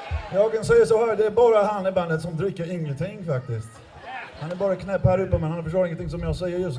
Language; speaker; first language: Swedish; non-native, fluent; English